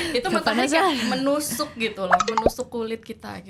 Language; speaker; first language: Indonesian; native; Indonesian